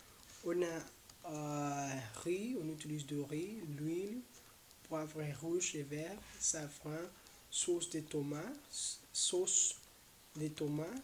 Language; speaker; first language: French; non-native, learner; Spanish